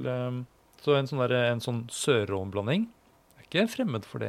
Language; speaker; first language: Norwegian; native; Norwegian